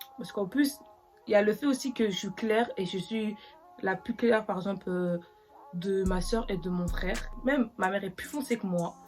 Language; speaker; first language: French; native; French